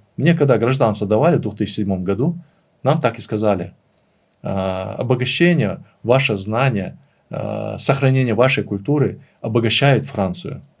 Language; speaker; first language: Russian; non-native, local second language; Chechen